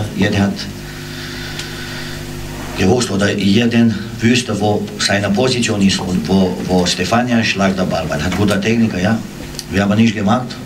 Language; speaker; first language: German; non-native, learner; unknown